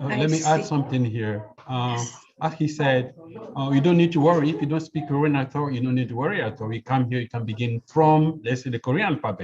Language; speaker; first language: English; non-native, fluent; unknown